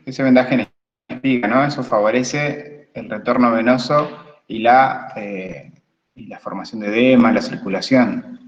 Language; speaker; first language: Spanish; native; Spanish